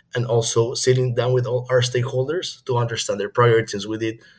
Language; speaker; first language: English; non-native, fluent; Spanish